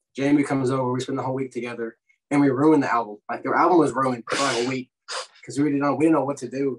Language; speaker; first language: English; native; English